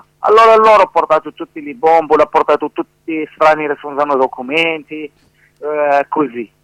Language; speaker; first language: Italian; non-native, learner; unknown